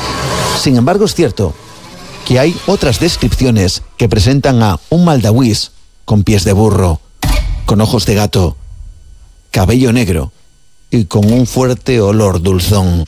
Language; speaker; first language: Spanish; native; Spanish